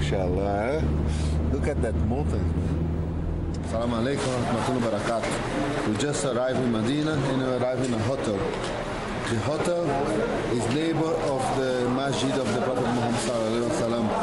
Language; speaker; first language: English; non-native, learner; Portuguese